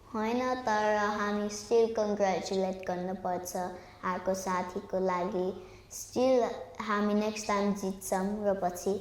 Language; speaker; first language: Nepali; early bilingual, heritage; Nepali